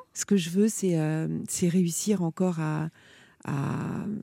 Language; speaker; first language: French; native; French